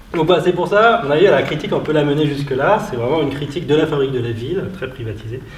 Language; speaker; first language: French; native; French